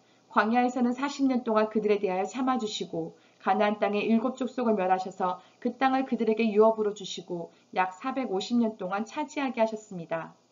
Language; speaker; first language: Korean; native; Korean